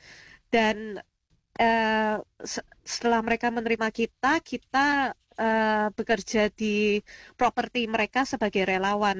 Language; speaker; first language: Indonesian; early bilingual, heritage; Indonesian